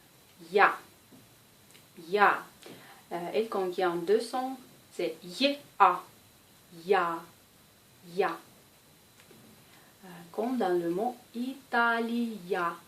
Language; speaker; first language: French; non-native, fluent; Russian